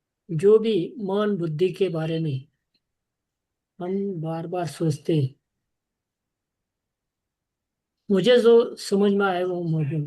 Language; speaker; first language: Hindi; non-native, local second language; Marathi